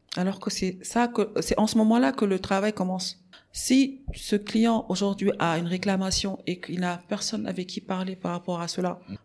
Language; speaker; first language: French; non-native, local second language; Wolof